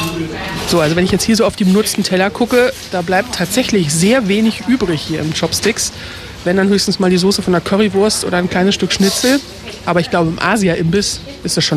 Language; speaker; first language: German; native; German